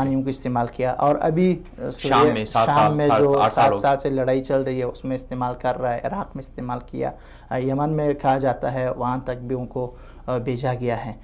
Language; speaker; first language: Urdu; non-native, fluent; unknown